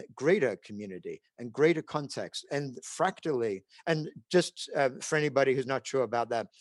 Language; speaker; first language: English; native; English